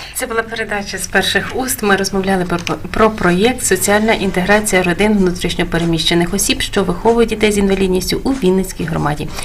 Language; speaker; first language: Ukrainian; native; Ukrainian